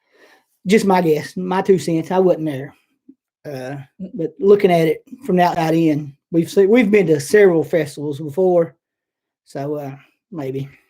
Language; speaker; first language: English; native; English